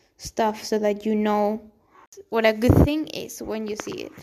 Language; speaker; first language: English; non-native, fluent; Spanish